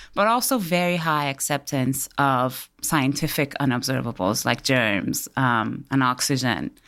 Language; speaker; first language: English; early bilingual, other home language; Persian